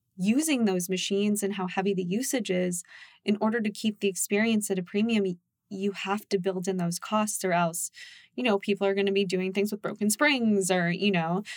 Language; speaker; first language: English; early bilingual, other home language; Japanese